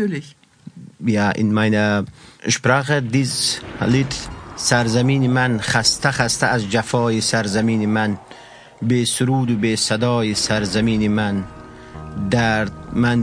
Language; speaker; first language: German; non-native, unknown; Persian